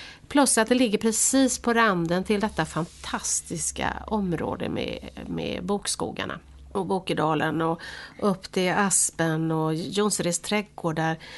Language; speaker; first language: Swedish; native; Swedish